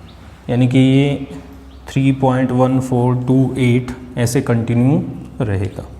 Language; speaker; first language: Hindi; native; Hindi